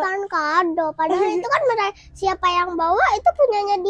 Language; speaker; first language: Indonesian; native; Indonesian